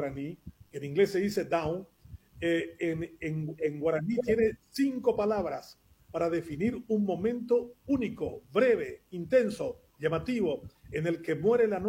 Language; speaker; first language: Spanish; non-native, local second language; Guarani